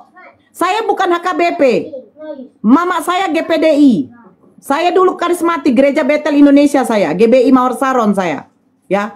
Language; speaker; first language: Indonesian; native; Indonesian